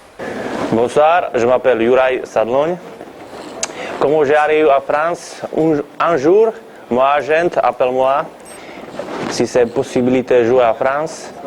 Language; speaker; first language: French; non-native, learner; Slovak